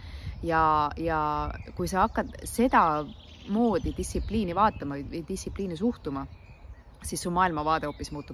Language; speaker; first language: Estonian; native; Estonian